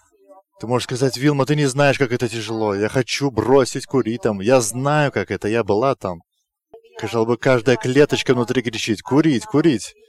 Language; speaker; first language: Russian; non-native, fluent; Lithuanian